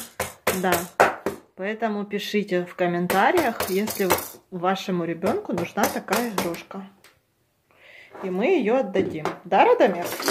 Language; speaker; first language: Russian; native; Russian